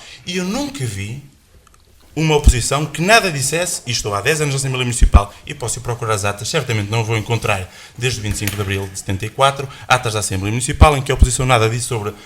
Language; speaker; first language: Portuguese; native; Portuguese